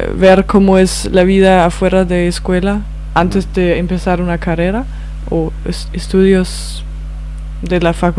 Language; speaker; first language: Spanish; non-native, fluent; Danish